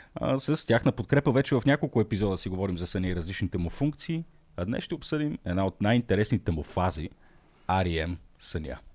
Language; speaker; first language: Bulgarian; native; Bulgarian